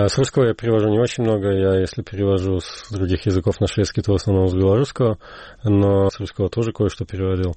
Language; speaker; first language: Russian; native; Russian